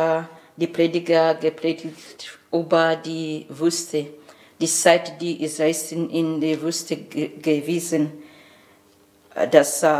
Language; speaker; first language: German; non-native, learner; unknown